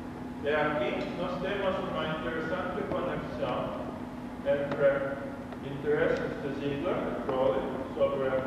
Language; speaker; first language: Portuguese; non-native, learner; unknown